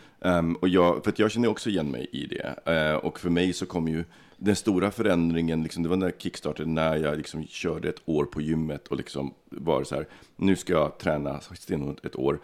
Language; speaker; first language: Swedish; early bilingual, other home language; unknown